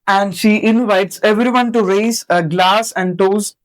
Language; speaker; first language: English; non-native, local second language; Malayalam